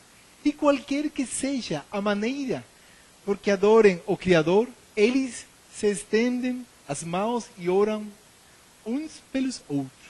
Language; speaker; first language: Portuguese; non-native, learner; Spanish